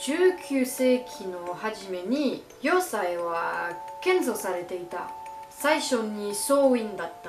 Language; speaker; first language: Japanese; non-native, learner; French